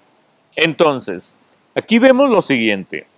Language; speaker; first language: Spanish; native; Spanish